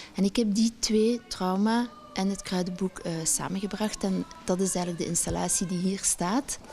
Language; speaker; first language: Dutch; native; Dutch